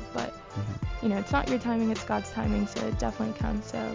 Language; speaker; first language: English; early bilingual, other home language; Spanish